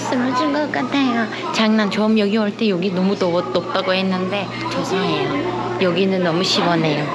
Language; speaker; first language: Korean; non-native, learner; Turkish